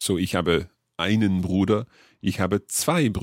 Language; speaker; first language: German; non-native, learner; English